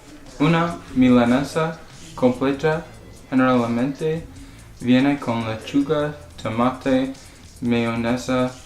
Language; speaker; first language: Spanish; non-native, learner; English